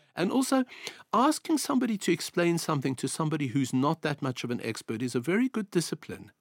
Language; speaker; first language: English; native; English